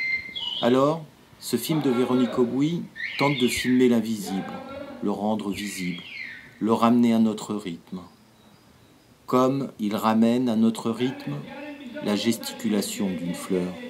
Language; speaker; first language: French; native; French